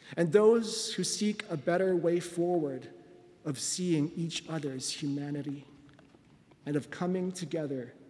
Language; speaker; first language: English; non-native, local second language; Filipino